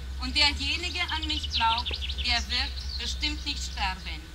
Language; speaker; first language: German; non-native, fluent; Lithuanian